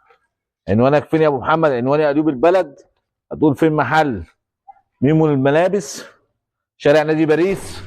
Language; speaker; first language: Arabic; native; Arabic